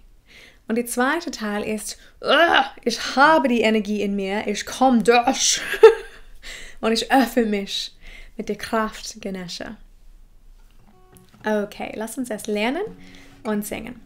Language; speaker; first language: German; non-native, fluent; English